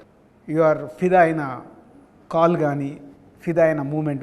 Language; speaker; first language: Telugu; native; Telugu